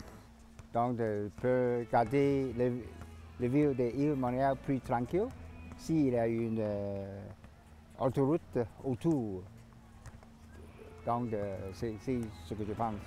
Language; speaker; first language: French; non-native, fluent; Cantonese